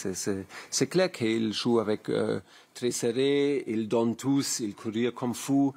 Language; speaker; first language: French; non-native, learner; German